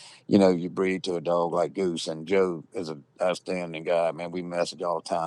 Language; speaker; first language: English; native; English